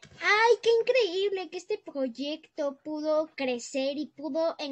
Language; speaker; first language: Spanish; native; Spanish